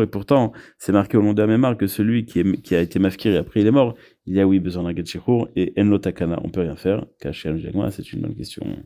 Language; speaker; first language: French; native; French